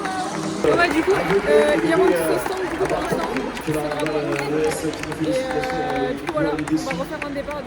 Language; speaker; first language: French; native; French